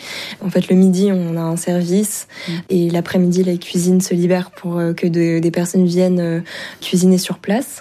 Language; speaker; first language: French; early bilingual, other home language; Chinese